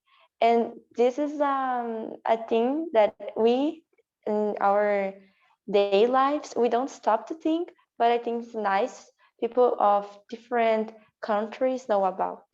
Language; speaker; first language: English; non-native, learner; Portuguese